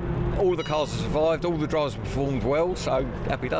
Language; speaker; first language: English; native; English